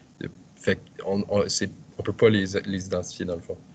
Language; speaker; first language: French; native; French